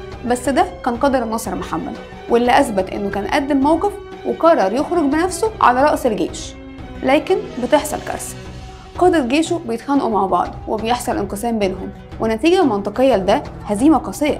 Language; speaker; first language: Arabic; native; Arabic